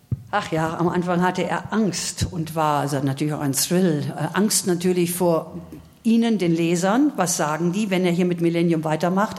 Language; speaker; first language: German; native; German